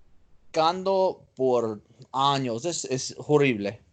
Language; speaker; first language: Spanish; non-native, learner; English